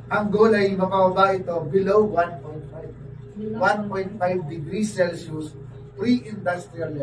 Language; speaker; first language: Filipino; native; Filipino